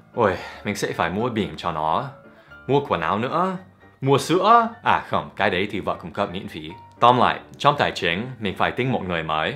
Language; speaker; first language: Vietnamese; non-native, fluent; English